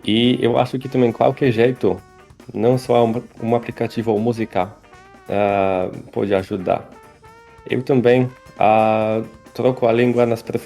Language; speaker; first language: Portuguese; non-native, fluent; Polish